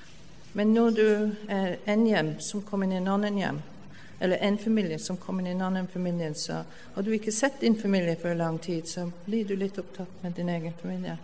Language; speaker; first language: Norwegian; non-native, fluent; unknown